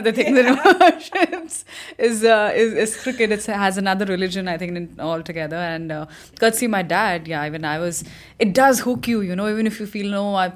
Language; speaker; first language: English; non-native, local second language; Hindi